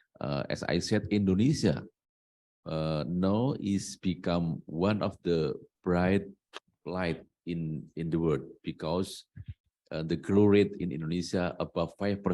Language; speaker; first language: English; non-native, learner; Indonesian